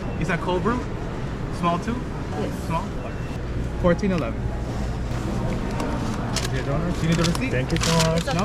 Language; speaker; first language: English; non-native, learner; Korean